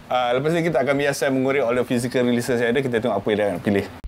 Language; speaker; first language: Malay; native; Malay